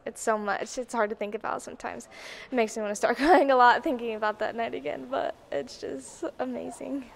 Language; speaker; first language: English; native; English